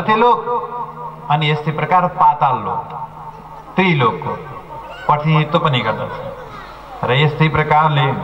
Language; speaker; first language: Nepali; native; Nepali